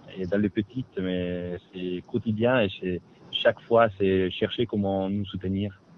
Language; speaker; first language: French; non-native, fluent; Italian